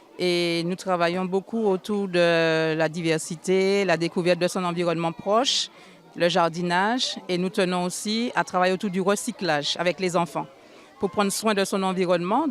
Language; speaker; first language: French; native; French